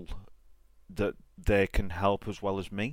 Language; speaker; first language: English; native; English